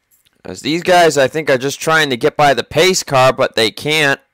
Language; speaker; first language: English; native; English